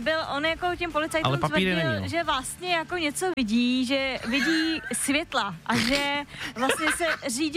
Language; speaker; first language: Czech; native; Czech